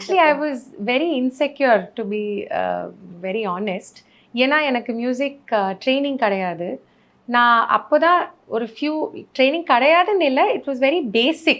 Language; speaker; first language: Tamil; non-native, fluent; Malayalam